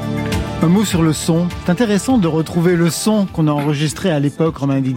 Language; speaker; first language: French; native; French